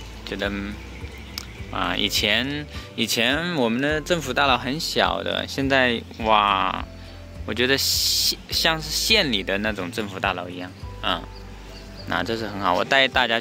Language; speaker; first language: Chinese; native; Chinese